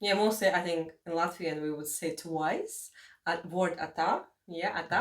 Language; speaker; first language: English; non-native, fluent; Latvian